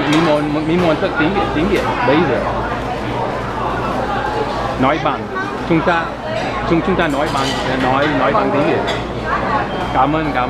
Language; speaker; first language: Vietnamese; non-native, learner; English